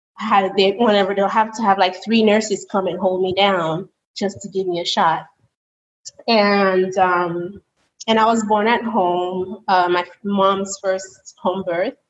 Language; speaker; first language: English; early bilingual, other home language; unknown